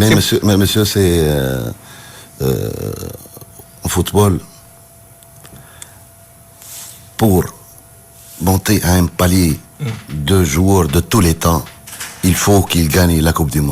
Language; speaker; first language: French; non-native, local second language; Arabic